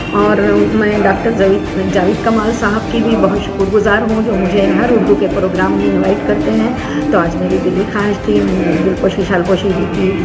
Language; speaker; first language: Urdu; native; Urdu